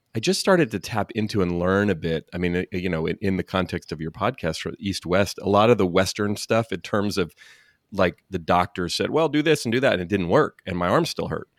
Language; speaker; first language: English; native; English